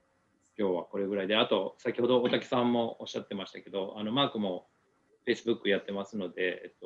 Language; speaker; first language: Japanese; native; Japanese